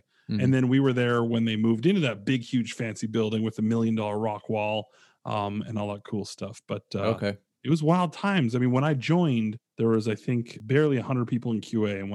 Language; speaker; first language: English; native; English